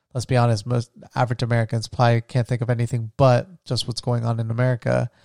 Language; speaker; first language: English; early bilingual, other home language; Spanish